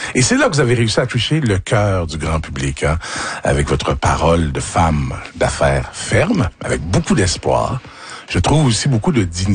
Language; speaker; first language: French; native; French